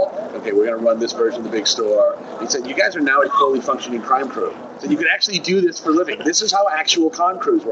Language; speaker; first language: English; native; English